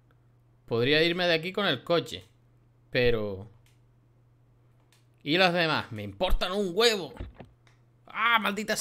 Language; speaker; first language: Spanish; native; Spanish